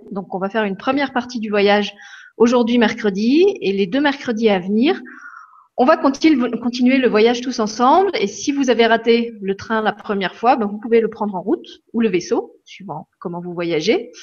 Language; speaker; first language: French; native; French